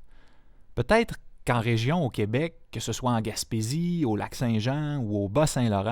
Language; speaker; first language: French; native; French